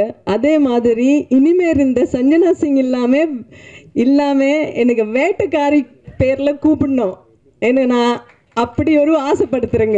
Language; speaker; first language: Tamil; non-native, fluent; Punjabi